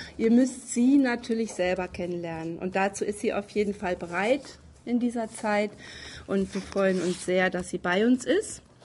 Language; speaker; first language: German; native; German